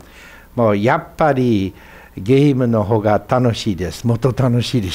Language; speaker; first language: Japanese; non-native, fluent; English